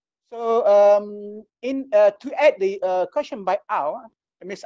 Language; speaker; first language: English; non-native, local second language; Malay